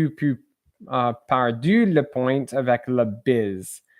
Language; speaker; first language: French; non-native, learner; English